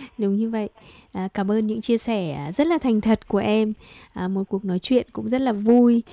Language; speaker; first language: Vietnamese; native; Vietnamese